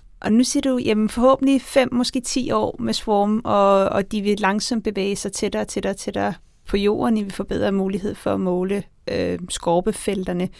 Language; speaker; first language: Danish; native; Danish